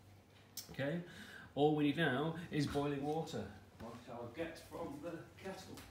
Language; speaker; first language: English; native; English